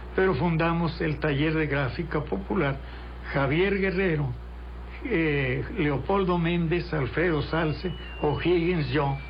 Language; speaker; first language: Spanish; native; Spanish